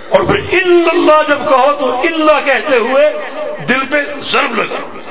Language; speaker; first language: Urdu; native; Urdu